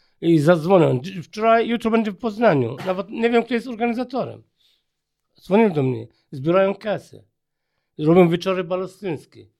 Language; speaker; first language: Polish; non-native, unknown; Arabic